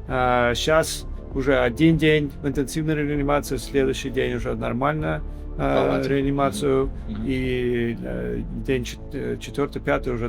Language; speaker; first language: Russian; early bilingual, heritage; English